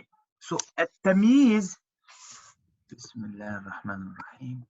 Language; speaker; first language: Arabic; non-native, fluent; English